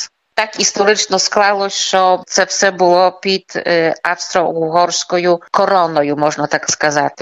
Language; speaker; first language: Ukrainian; early bilingual, heritage; Ukrainian